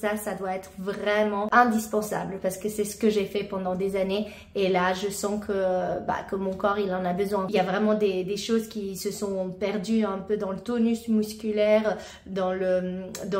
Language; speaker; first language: French; native; French